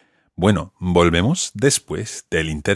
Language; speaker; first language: Spanish; non-native, fluent; English